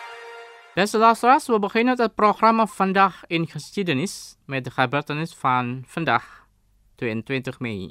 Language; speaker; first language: Dutch; non-native, fluent; Indonesian